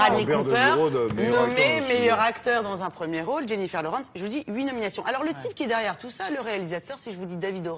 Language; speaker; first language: French; native; French